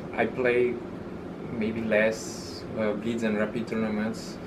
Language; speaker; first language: English; early bilingual, other home language; Malagasy